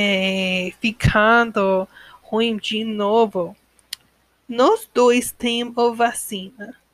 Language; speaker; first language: Portuguese; non-native, learner; English